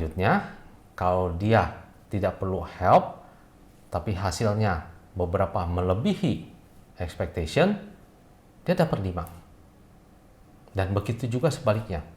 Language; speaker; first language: Indonesian; native; Indonesian